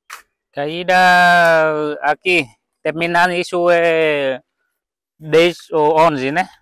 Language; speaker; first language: Portuguese; non-native, local second language; Vietnamese